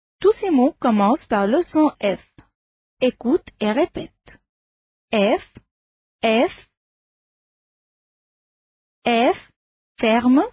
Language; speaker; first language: French; non-native, fluent; Arabic